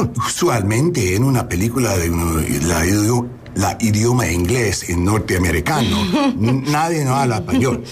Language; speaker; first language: Spanish; early bilingual, heritage; English